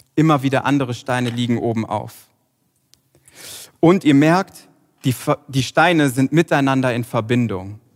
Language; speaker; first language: German; native; German